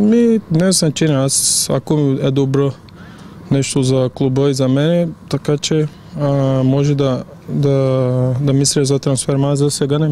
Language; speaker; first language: Bulgarian; non-native, learner; Portuguese